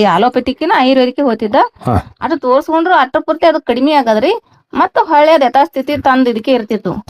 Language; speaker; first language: Kannada; native; Kannada